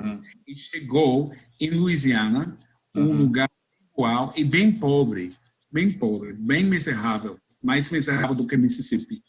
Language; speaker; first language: Portuguese; non-native, fluent; English